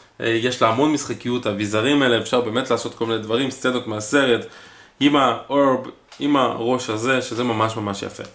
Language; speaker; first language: Hebrew; native; Hebrew